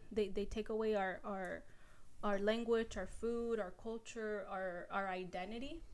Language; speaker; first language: English; early bilingual, other home language; Spanish